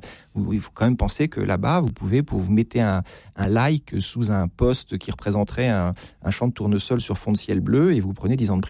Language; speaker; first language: French; native; French